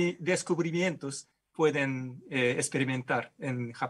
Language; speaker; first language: Spanish; non-native, fluent; Japanese